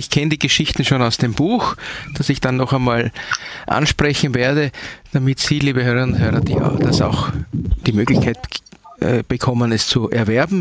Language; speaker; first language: German; native; German